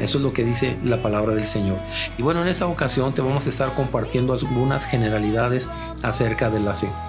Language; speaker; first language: Spanish; native; Spanish